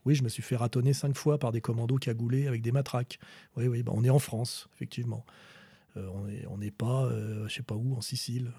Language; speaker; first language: French; native; French